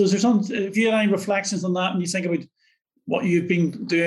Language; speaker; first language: English; native; English